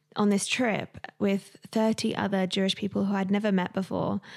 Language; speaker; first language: English; native; English